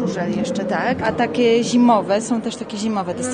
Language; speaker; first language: Polish; native; Polish